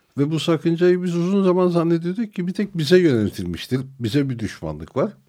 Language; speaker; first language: Turkish; non-native, local second language; Armenian